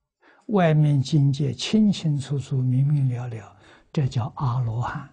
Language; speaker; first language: Chinese; native; Chinese